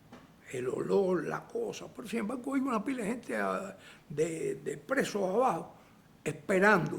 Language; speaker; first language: Spanish; native; Spanish